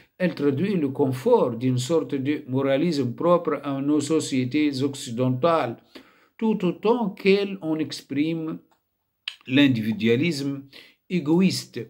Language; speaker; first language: French; non-native, local second language; Arabic